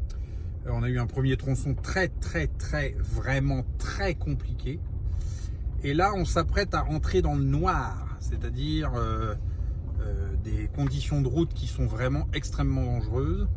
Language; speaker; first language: French; native; French